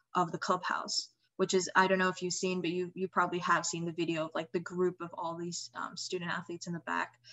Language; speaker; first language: English; non-native, fluent; Indonesian